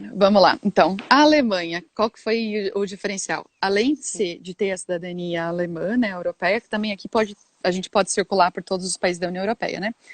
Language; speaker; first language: Portuguese; native; Portuguese